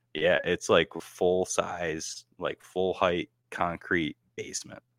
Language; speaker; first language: English; native; English